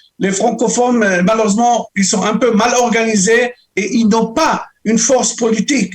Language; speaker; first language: French; non-native, local second language; Arabic